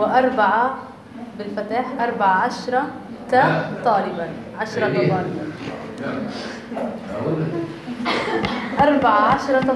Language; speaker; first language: Arabic; non-native, learner; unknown